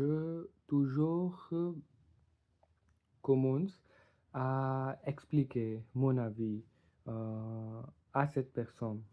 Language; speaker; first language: French; non-native, learner; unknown